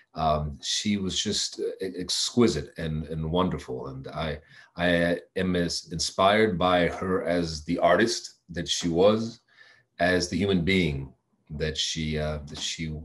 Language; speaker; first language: English; native; English